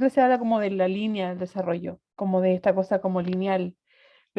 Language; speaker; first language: Spanish; native; Spanish